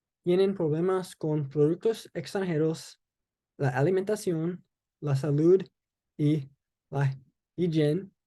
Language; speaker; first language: Spanish; non-native, learner; English